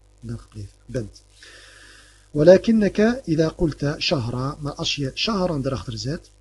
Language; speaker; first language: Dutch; early bilingual, other home language; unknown